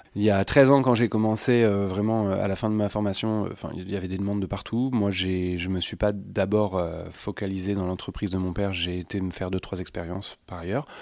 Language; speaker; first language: French; native; French